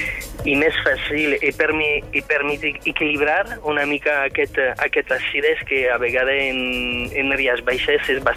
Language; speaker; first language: Catalan; non-native, fluent; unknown